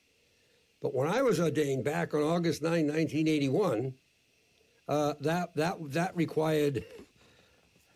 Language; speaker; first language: English; native; English